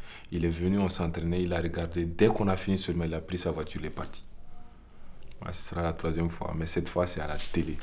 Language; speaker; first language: French; non-native, local second language; Bambara